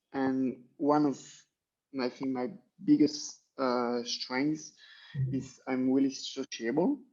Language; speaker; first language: English; non-native, learner; French